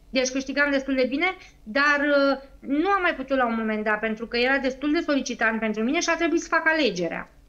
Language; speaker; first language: Romanian; native; Romanian